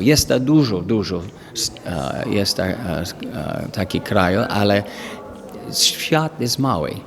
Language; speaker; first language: Polish; non-native, learner; English